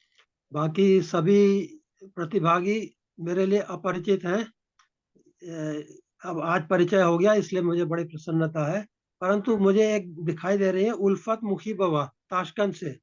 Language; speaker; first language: Hindi; native; Hindi